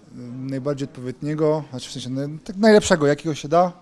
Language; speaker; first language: Polish; native; Polish